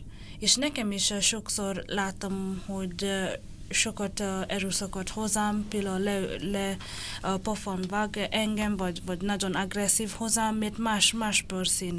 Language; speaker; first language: Hungarian; non-native, learner; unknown